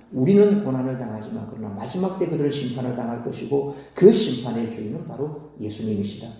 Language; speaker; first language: Korean; native; Korean